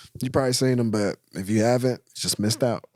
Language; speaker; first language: English; native; English